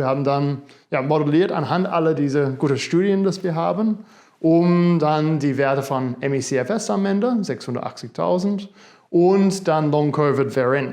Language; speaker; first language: German; non-native, fluent; English